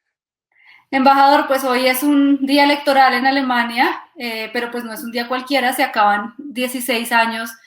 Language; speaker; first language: Spanish; native; Spanish